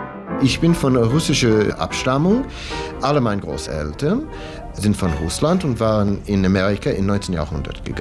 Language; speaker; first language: German; non-native, fluent; English